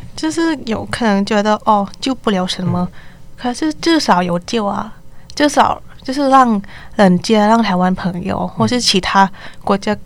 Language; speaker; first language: Chinese; non-native, learner; Thai